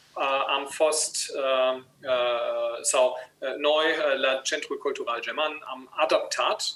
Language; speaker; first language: Romanian; non-native, learner; German